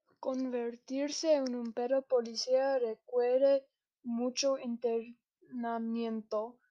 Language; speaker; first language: Spanish; non-native, learner; English